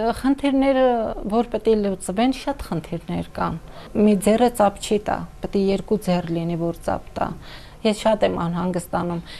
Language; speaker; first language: Armenian; non-native, local second language; Kurdish